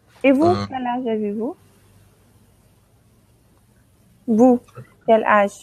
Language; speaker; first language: French; non-native, local second language; Arabic